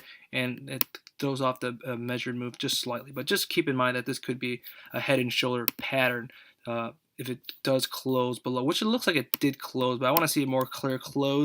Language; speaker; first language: English; native; English